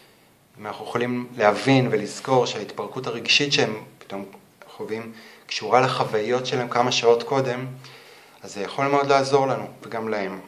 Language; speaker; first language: Hebrew; native; Hebrew